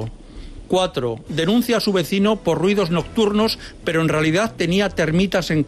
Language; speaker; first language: Spanish; native; Spanish